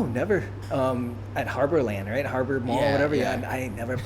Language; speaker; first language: English; early bilingual, other home language; Thai